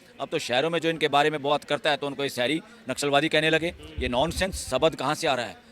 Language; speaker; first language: Hindi; native; Hindi